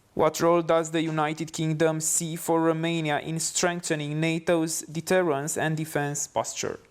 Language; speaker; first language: English; non-native, fluent; Romanian